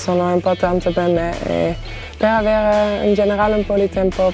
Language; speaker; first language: Italian; non-native, fluent; Dutch